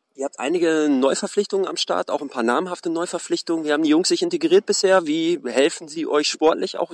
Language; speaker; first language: German; native; German